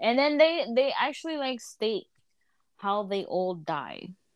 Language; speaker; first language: English; early bilingual, other home language; Spanish